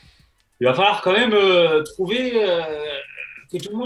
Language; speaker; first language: French; native; French